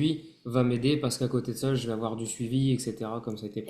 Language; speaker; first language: French; native; French